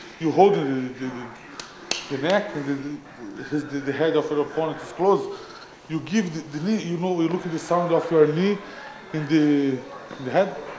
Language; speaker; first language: English; non-native, learner; Portuguese